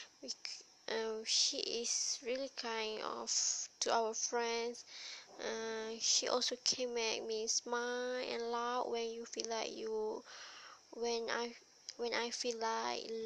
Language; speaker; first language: English; non-native, learner; Malay